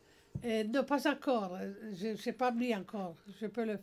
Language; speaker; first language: French; non-native, learner; English